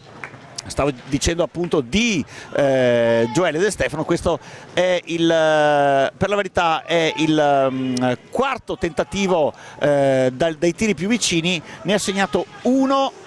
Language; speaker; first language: Italian; native; Italian